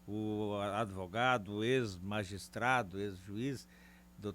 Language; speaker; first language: Portuguese; native; Portuguese